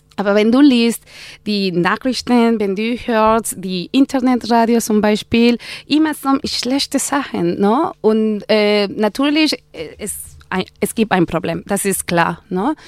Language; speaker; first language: German; non-native, learner; Spanish